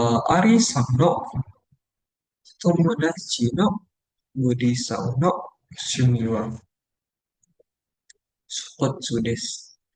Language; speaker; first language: Japanese; non-native, learner; Indonesian